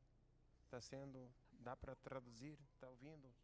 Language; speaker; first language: Portuguese; non-native, fluent; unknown